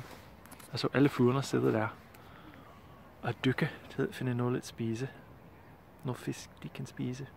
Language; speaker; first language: Danish; non-native, learner; English